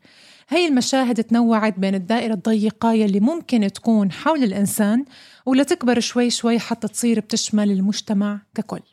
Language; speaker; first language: Arabic; native; Arabic